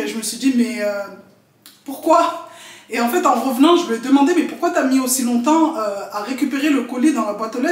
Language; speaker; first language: French; non-native, local second language; Comorian